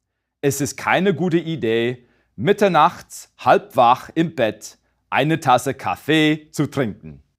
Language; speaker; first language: German; non-native, fluent; English